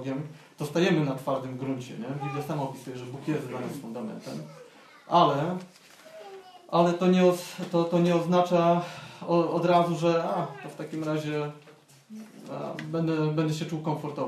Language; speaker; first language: Polish; native; Polish